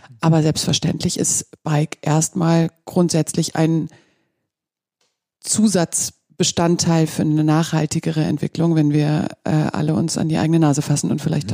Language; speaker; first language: German; native; German